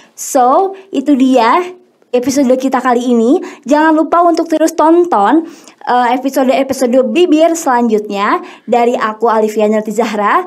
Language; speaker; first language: Indonesian; native; Indonesian